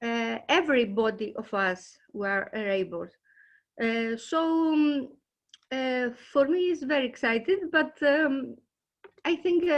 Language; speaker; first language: English; non-native, learner; Greek